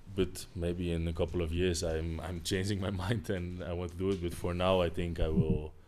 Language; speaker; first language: English; non-native, fluent; Dutch